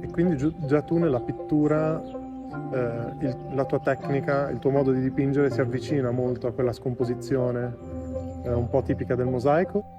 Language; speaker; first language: Italian; native; Italian